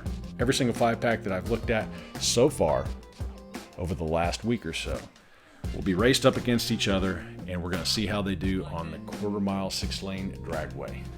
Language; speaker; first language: English; native; English